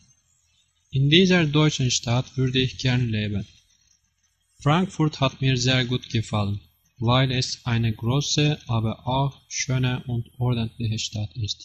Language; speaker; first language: German; non-native, learner; Turkish